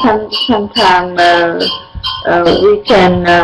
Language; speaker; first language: English; non-native, learner; Vietnamese